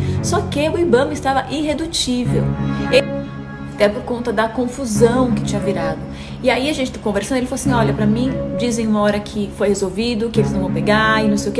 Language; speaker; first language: Portuguese; native; Portuguese